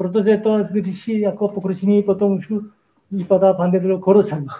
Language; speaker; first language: Czech; non-native, learner; Korean